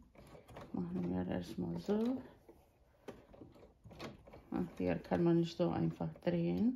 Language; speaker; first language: German; non-native, fluent; Croatian